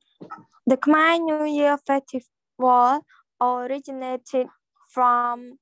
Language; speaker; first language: English; non-native, learner; Khmer